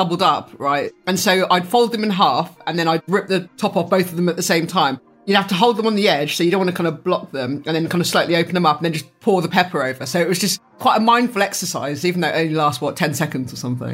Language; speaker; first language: English; native; English